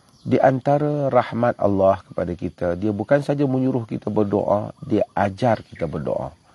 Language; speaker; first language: Malay; native; Malay